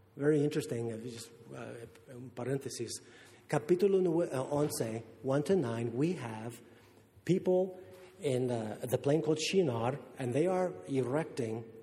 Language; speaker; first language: English; native; English